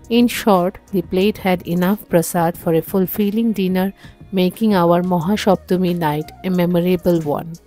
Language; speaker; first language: English; non-native, local second language; Bangla